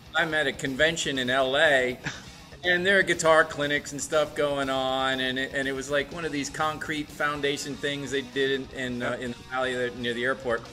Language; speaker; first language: English; native; English